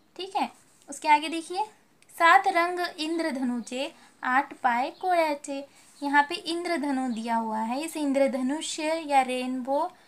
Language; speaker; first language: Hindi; native; Hindi